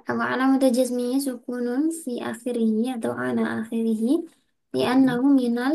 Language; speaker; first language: Arabic; non-native, fluent; Indonesian